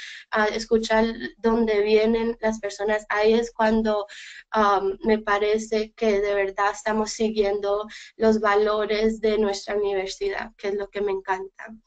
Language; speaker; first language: Spanish; early bilingual, heritage; Spanish